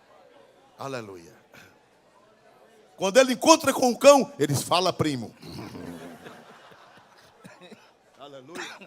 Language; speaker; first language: Portuguese; native; Portuguese